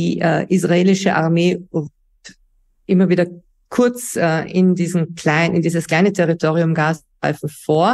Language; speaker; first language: German; native; German